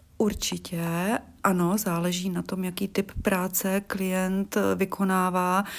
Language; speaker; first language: Czech; native; Czech